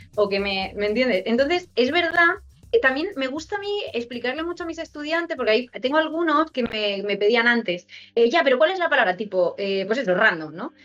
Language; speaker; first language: Spanish; native; Spanish